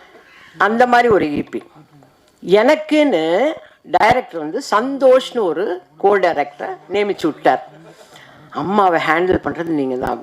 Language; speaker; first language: Tamil; native; Tamil